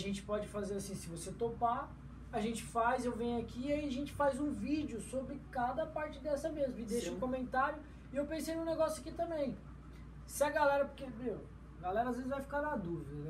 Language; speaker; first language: Portuguese; native; Portuguese